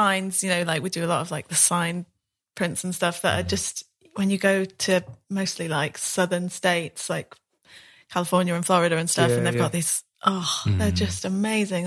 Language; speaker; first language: English; native; English